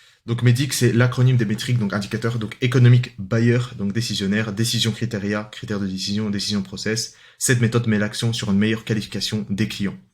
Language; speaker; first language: French; native; French